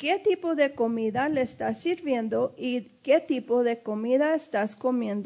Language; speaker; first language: Spanish; early bilingual, heritage; English